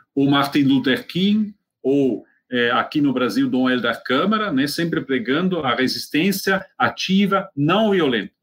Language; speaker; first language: Portuguese; non-native, fluent; Swiss German